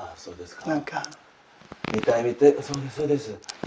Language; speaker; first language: Japanese; non-native, fluent; Korean